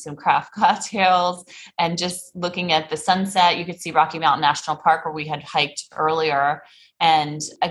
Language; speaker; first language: English; native; English